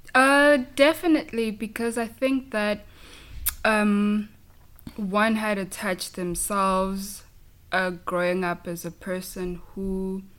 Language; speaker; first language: English; non-native, local second language; Zulu